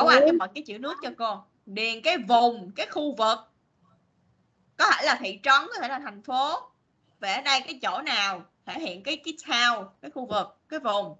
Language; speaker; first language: Vietnamese; native; Vietnamese